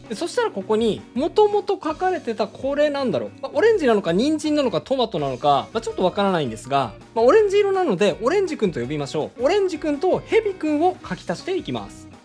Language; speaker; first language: Japanese; native; Japanese